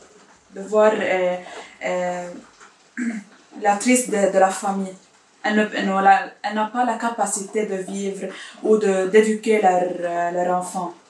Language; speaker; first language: French; non-native, fluent; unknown